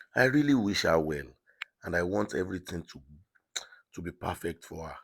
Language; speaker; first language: English; non-native, local second language; Yoruba